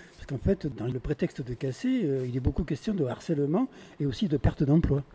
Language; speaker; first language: French; native; French